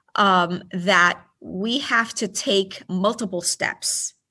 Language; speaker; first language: English; early bilingual, other home language; Spanish